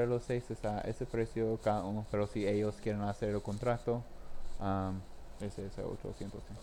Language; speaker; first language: Spanish; non-native, learner; English